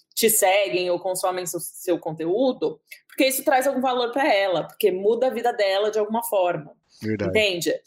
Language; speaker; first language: Portuguese; early bilingual, heritage; English